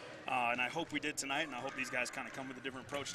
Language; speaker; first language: English; native; English